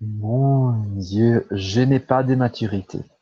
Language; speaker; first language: French; non-native, learner; Portuguese